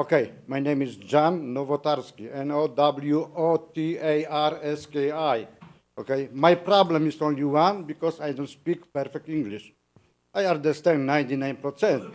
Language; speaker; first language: English; non-native, learner; Polish